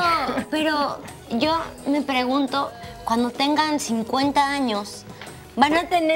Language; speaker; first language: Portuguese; non-native, learner; Spanish